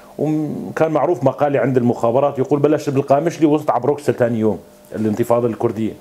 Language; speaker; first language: Arabic; non-native, local second language; Kurdish